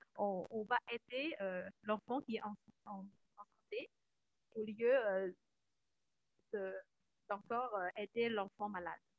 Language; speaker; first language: French; non-native, fluent; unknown